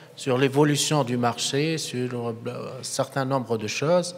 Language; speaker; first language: French; non-native, local second language; Arabic